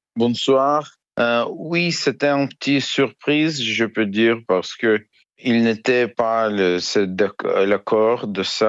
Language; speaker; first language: French; non-native, learner; Ukrainian